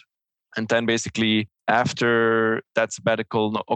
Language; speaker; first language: English; non-native, fluent; Swiss German